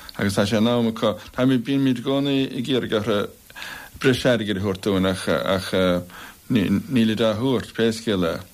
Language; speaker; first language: Irish; native; Irish